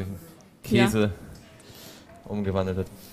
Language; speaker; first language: German; native; German